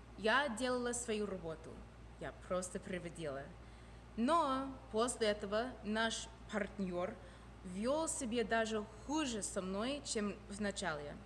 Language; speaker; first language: Russian; non-native, fluent; English